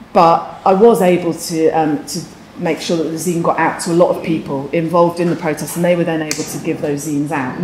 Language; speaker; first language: English; native; English